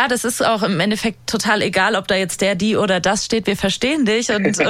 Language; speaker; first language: German; native; German